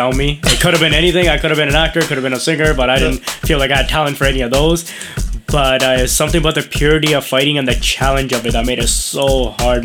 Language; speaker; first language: English; native; English